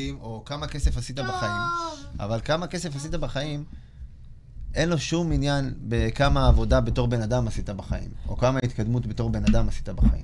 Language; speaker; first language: Hebrew; native; Hebrew